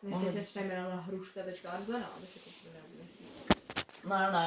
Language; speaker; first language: Czech; native; Czech